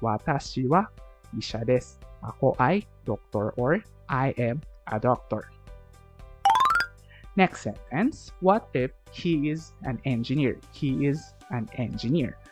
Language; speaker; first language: English; non-native, local second language; Filipino